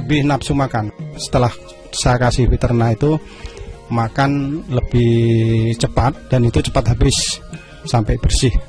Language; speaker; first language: Indonesian; non-native, local second language; Javanese